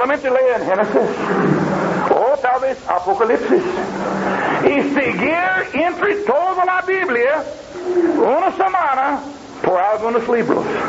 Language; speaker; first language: Spanish; non-native, learner; English